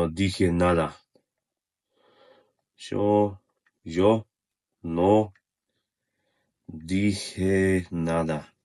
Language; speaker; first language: Spanish; non-native, learner; Russian